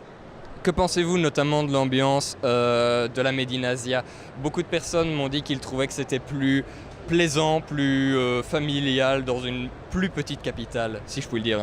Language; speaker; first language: French; native; French